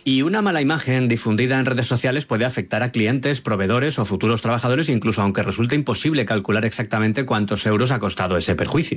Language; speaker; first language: Spanish; native; Spanish